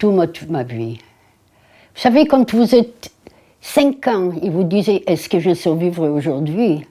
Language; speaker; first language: French; non-native, fluent; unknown